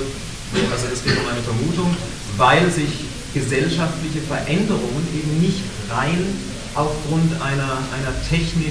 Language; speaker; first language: German; native; German